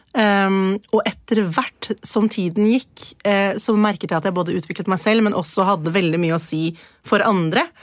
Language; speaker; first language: Norwegian; early bilingual, other home language; Persian